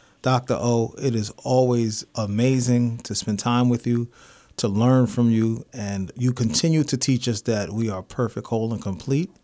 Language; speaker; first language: English; native; English